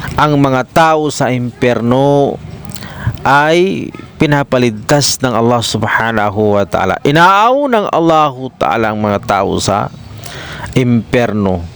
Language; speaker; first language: Filipino; non-native, local second language; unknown